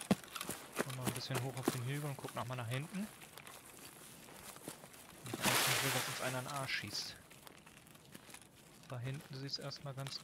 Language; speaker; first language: German; native; German